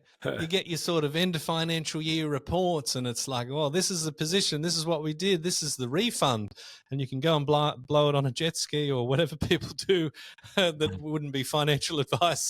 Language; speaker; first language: English; native; English